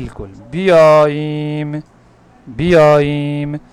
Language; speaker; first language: Persian; non-native, fluent; Urdu